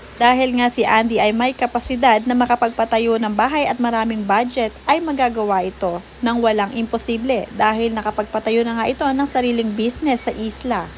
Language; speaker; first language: Filipino; native; Filipino